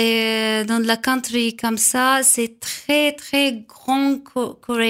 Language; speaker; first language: French; non-native, learner; Arabic